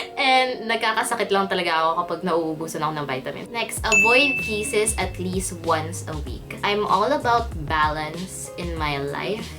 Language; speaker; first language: Filipino; native; Filipino